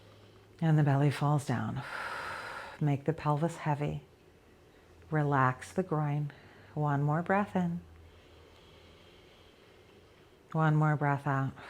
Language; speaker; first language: English; native; English